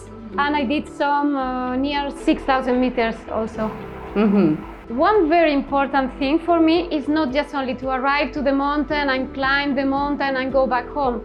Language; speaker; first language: English; non-native, learner; Spanish